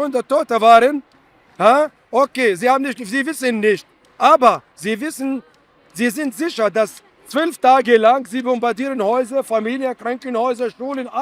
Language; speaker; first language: German; non-native, fluent; Arabic